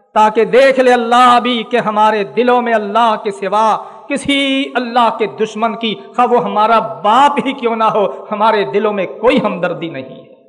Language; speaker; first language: Urdu; non-native, local second language; Punjabi